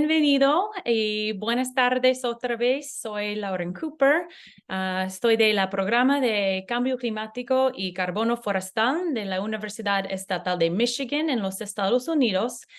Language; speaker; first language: Spanish; non-native, learner; English